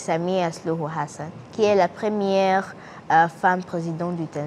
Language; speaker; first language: French; non-native, learner; English